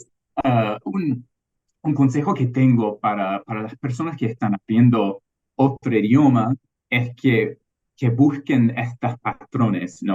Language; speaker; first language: Spanish; non-native, fluent; English